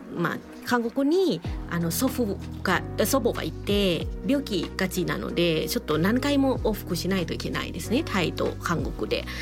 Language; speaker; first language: Japanese; non-native, fluent; Thai